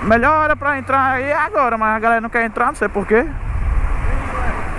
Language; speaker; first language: Portuguese; native; Portuguese